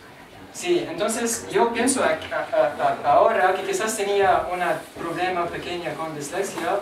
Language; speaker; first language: Spanish; non-native, learner; Arabic